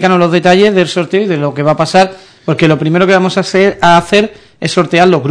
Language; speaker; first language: Spanish; native; Spanish